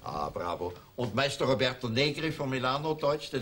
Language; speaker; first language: German; native; German